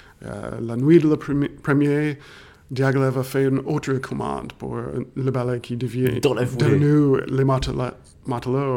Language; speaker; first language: French; non-native, fluent; English